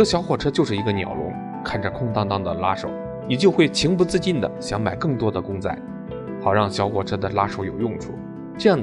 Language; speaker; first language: Chinese; native; Chinese